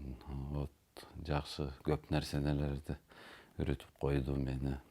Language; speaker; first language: Kyrgyz; non-native, local second language; Tatar